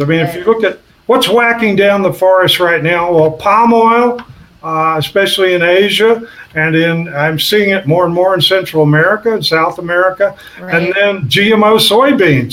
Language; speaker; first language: English; native; English